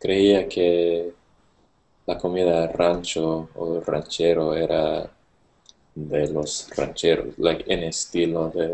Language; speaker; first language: Spanish; non-native, learner; English